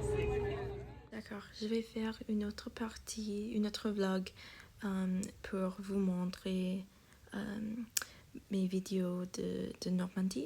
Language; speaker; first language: French; non-native, learner; English